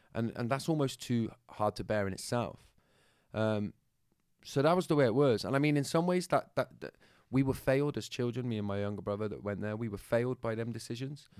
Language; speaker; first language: English; native; English